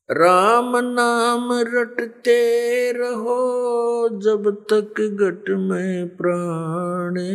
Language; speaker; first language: Hindi; native; Hindi